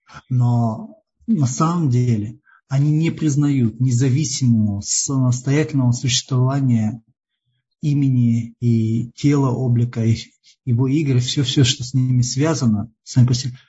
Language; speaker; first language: Russian; native; Russian